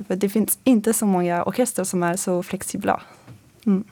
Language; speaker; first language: Swedish; non-native, fluent; French